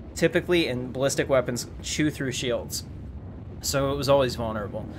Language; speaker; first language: English; native; English